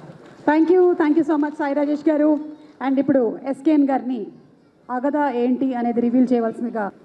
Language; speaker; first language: Telugu; native; Telugu